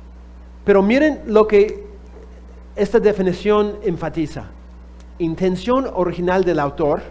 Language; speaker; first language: Spanish; non-native, fluent; English